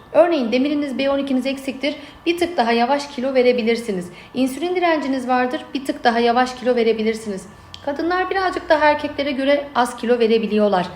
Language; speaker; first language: Turkish; native; Turkish